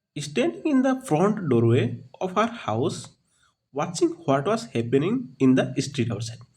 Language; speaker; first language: English; non-native, local second language; Assamese